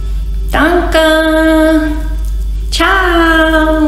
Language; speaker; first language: German; non-native, learner; English